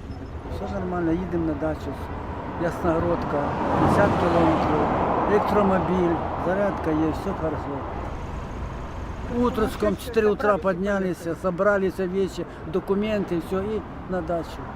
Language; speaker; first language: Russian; non-native, local second language; Ukrainian